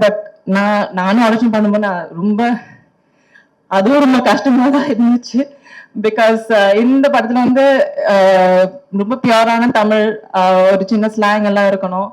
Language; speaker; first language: Tamil; non-native, local second language; Malayalam